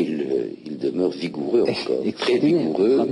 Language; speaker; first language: French; non-native, local second language; Arabic